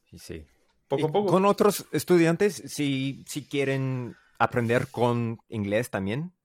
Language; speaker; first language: Spanish; non-native, learner; English